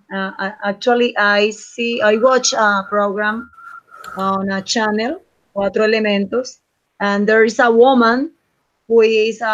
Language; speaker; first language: English; non-native, learner; Spanish